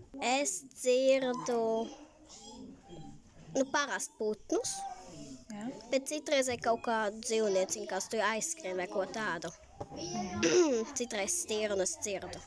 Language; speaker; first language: Latvian; early bilingual, heritage; Latvian